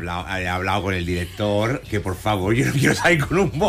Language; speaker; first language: Spanish; native; Spanish